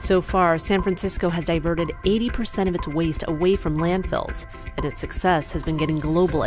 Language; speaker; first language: English; native; English